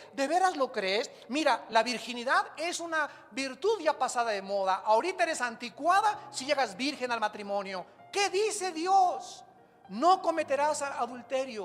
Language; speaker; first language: Spanish; native; Spanish